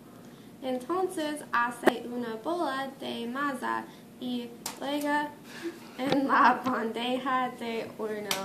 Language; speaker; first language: Spanish; non-native, learner; English